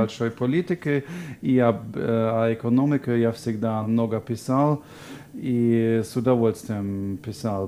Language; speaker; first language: Russian; non-native, fluent; German